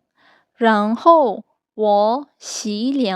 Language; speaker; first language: Chinese; non-native, fluent; Burmese